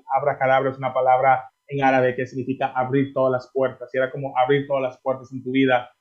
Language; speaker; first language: Spanish; early bilingual, heritage; Spanish